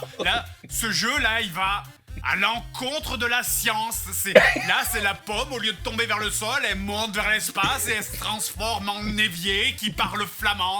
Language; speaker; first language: French; native; French